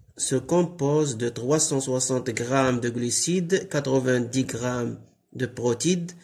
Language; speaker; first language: French; non-native, local second language; Arabic